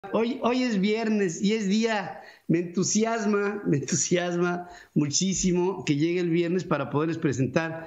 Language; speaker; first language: Spanish; native; Spanish